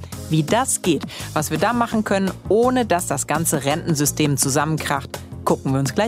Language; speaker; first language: German; native; German